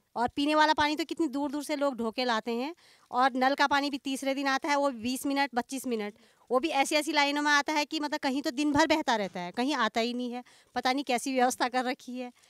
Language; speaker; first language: Hindi; native; Hindi